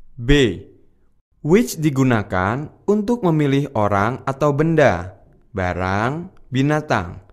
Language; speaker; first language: Indonesian; native; Indonesian